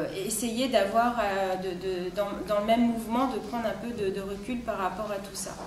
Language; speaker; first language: French; native; French